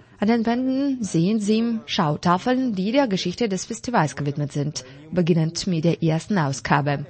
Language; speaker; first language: German; non-native, fluent; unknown